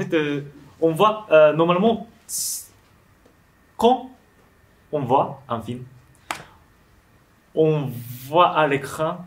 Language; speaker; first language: French; non-native, learner; Japanese